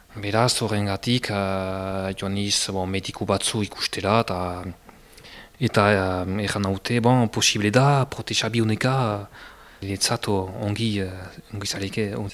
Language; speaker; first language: Basque; native; Basque